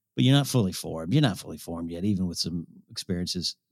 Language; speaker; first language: English; early bilingual, other home language; Ukrainian